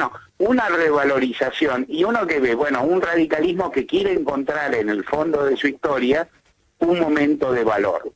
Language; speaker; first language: Spanish; native; Spanish